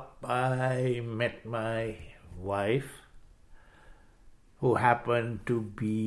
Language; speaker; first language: English; non-native, local second language; Sinhala